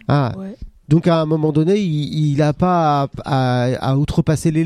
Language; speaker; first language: French; native; French